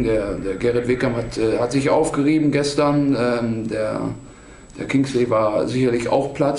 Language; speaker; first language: German; native; German